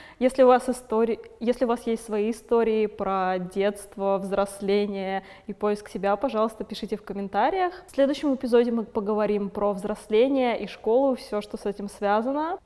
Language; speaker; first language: Russian; native; Russian